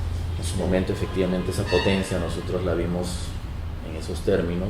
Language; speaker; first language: Spanish; native; Spanish